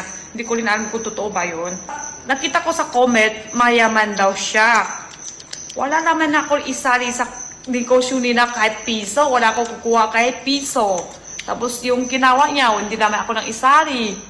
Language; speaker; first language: Filipino; non-native, learner; Chinese